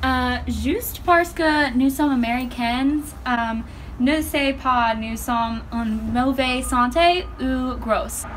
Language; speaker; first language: French; non-native, learner; English